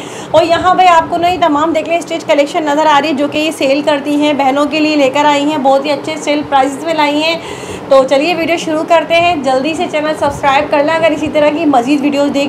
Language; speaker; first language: Urdu; native; Urdu